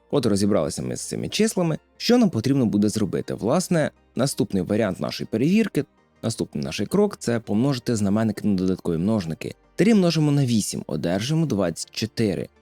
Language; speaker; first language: Ukrainian; native; Ukrainian